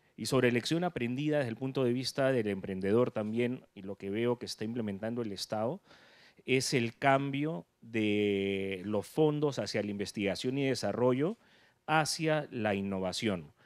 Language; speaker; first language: Spanish; native; Spanish